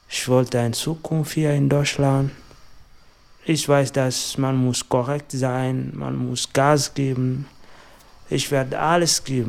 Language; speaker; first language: German; non-native, learner; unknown